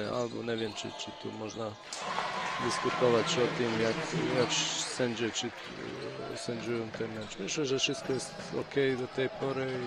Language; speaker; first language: Polish; non-native, fluent; Bosnian